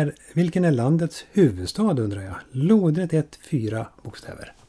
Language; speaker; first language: Swedish; native; Swedish